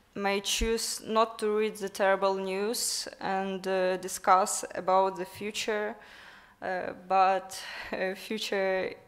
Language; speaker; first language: English; non-native, learner; Ukrainian